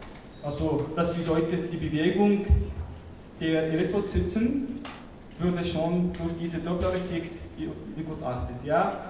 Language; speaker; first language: German; non-native, fluent; Arabic